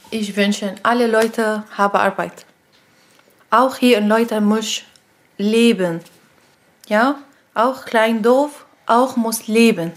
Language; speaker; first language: German; non-native, learner; Arabic